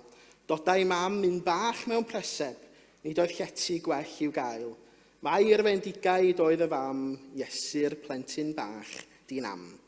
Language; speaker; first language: Welsh; native; Welsh